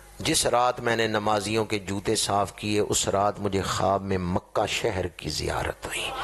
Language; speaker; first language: Urdu; non-native, local second language; Punjabi